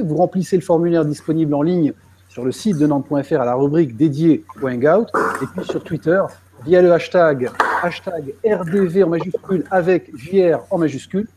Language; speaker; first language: French; native; French